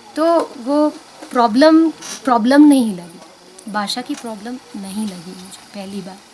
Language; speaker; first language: Hindi; non-native, local second language; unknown